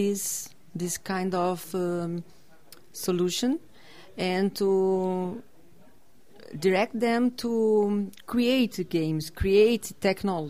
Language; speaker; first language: English; non-native, learner; Portuguese